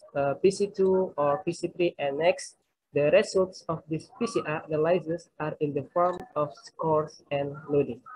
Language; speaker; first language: English; non-native, learner; Indonesian